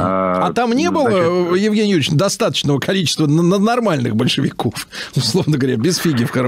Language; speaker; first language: Russian; native; Russian